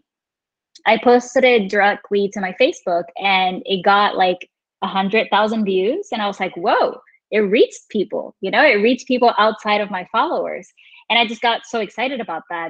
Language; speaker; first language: English; non-native, fluent; Spanish